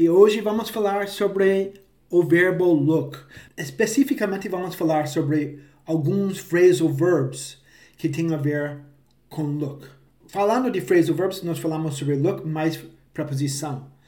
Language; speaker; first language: Portuguese; non-native, fluent; English